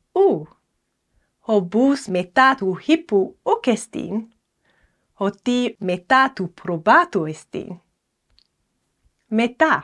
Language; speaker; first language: Greek; non-native, fluent; English